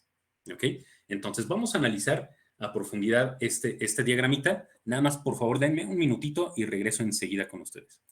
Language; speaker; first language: Spanish; native; Spanish